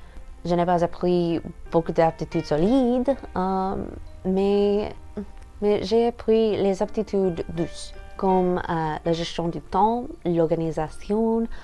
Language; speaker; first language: French; non-native, learner; English